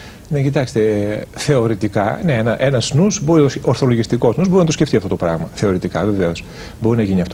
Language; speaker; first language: Greek; native; Greek